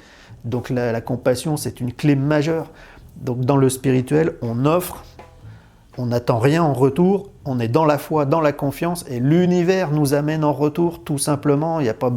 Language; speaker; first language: French; native; French